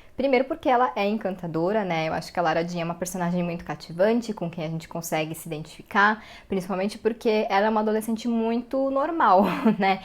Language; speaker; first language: Portuguese; native; Portuguese